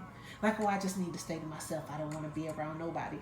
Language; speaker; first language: English; native; English